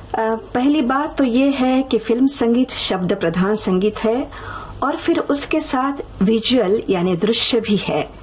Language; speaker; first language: Hindi; non-native, local second language; Marathi